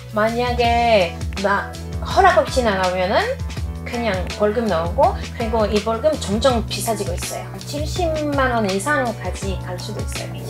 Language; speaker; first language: Korean; non-native, fluent; French